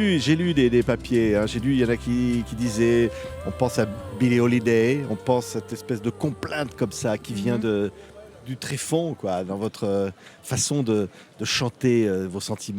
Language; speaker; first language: French; native; French